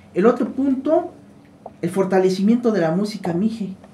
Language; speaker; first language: Spanish; native; Spanish